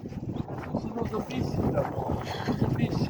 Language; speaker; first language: German; native; German